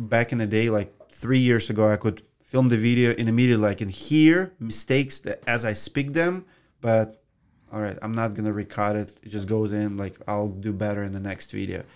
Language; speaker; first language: English; non-native, fluent; Russian